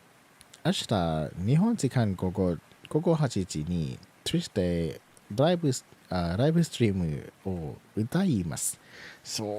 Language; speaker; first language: Japanese; non-native, learner; Thai